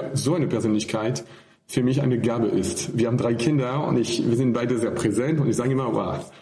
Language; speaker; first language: German; non-native, fluent; French